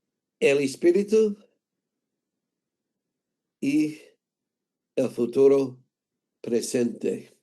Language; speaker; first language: Spanish; non-native, fluent; English